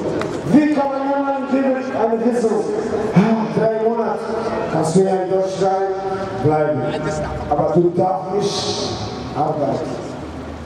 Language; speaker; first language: German; non-native, learner; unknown